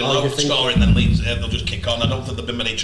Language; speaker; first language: English; native; English